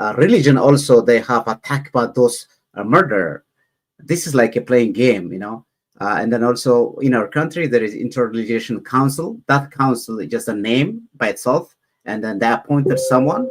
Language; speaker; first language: English; non-native, learner; Amharic